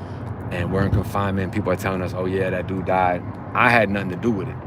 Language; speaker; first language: English; native; English